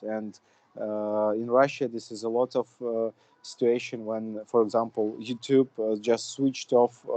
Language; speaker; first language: English; non-native, fluent; Russian